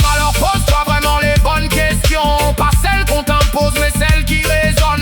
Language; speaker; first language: French; native; French